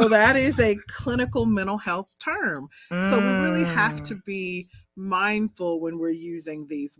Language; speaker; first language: English; native; English